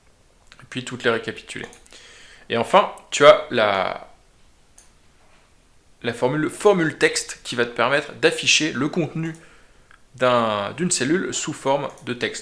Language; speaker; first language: French; native; French